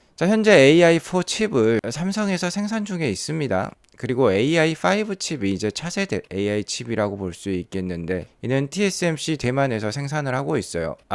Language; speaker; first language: Korean; native; Korean